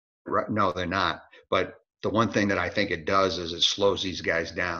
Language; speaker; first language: English; native; English